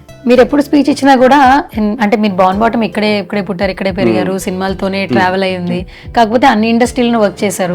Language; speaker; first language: Telugu; native; Telugu